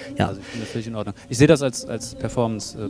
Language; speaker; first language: German; native; German